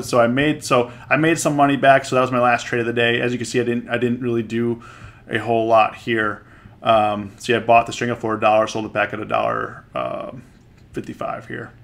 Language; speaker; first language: English; native; English